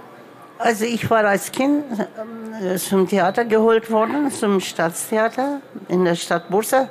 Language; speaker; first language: German; non-native, local second language; Turkish